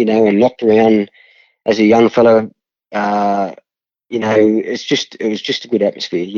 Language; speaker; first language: English; native; English